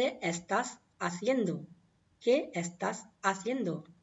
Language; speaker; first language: Spanish; non-native, learner; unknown